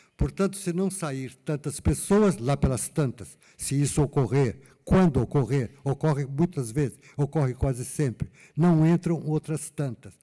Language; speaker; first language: Portuguese; native; Portuguese